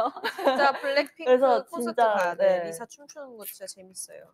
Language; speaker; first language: Korean; native; Korean